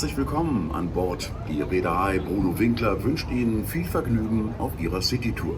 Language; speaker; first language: German; native; German